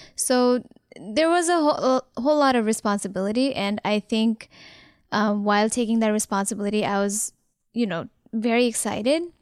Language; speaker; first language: English; non-native, local second language; Nepali